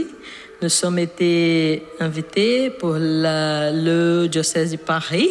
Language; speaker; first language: French; non-native, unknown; Portuguese